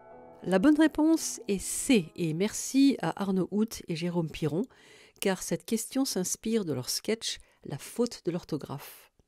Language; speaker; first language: French; native; French